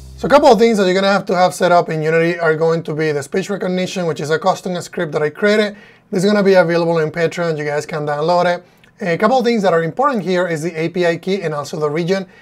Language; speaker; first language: English; non-native, fluent; Spanish